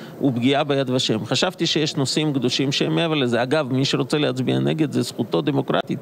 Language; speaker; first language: Hebrew; non-native, fluent; Russian